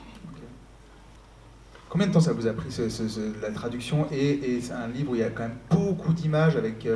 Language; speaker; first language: French; native; French